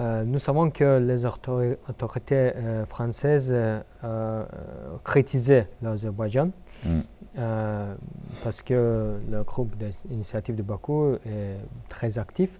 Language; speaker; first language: French; non-native, fluent; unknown